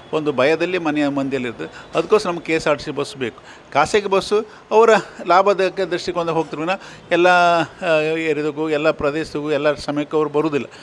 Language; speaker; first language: Kannada; native; Kannada